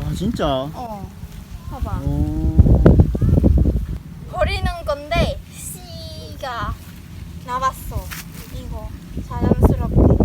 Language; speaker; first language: Korean; non-native, learner; Khmer